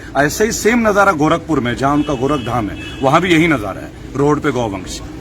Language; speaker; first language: Hindi; non-native, local second language; Bangla